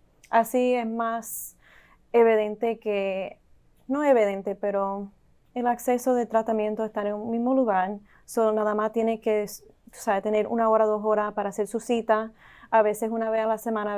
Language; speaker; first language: Spanish; early bilingual, heritage; Spanish